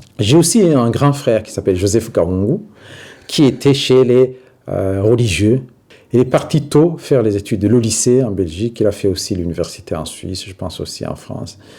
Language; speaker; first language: French; non-native, local second language; Rundi